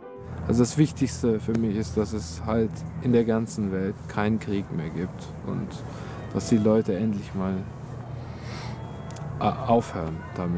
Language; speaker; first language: German; non-native, fluent; Albanian